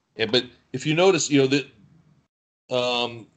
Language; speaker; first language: English; native; English